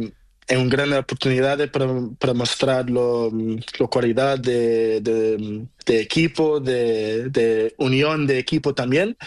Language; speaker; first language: Spanish; non-native, learner; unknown